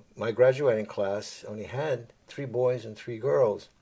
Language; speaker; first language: English; native; English